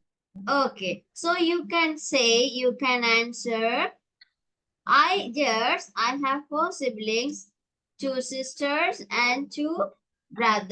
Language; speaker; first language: English; non-native, local second language; Tamil